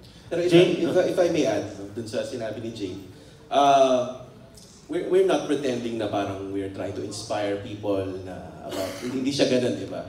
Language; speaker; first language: Filipino; native; Filipino